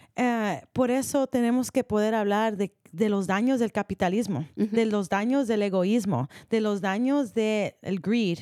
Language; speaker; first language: Spanish; early bilingual, heritage; Spanish